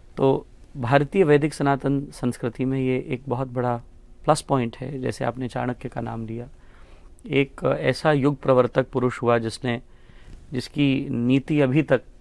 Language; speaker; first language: Hindi; native; Hindi